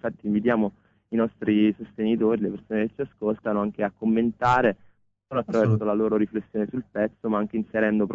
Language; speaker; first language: Italian; native; Italian